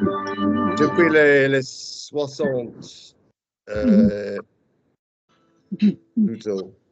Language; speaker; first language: French; non-native, fluent; English